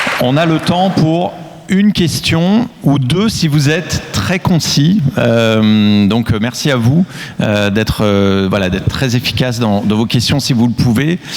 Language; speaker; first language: French; native; French